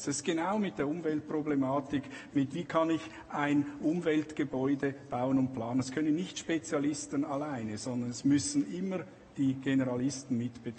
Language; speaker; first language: German; native; German